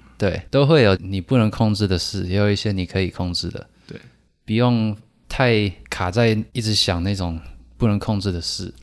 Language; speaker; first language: Chinese; early bilingual, heritage; Chinese